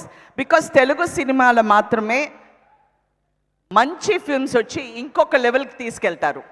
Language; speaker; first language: Telugu; non-native, fluent; Tamil